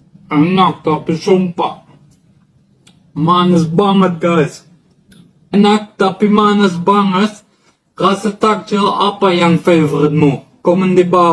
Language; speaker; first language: Indonesian; non-native, learner; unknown